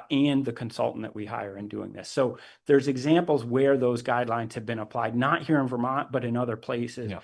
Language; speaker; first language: English; native; English